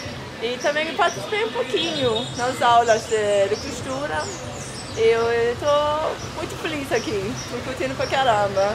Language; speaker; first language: Portuguese; non-native, learner; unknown